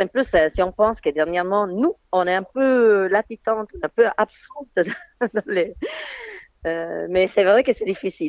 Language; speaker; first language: French; non-native, fluent; Italian